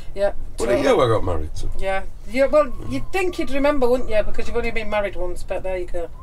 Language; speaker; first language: English; native; English